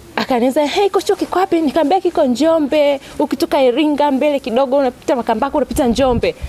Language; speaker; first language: Swahili; native; Swahili